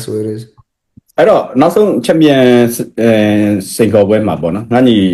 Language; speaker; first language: Burmese; native; Burmese